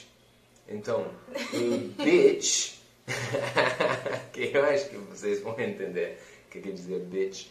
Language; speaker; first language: Portuguese; non-native, fluent; English